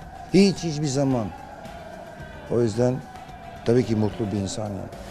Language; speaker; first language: Turkish; non-native, fluent; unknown